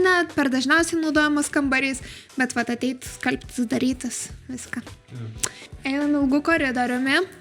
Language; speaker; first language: Lithuanian; native; Lithuanian